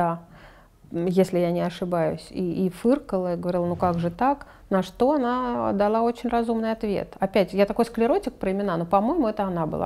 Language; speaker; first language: Russian; native; Russian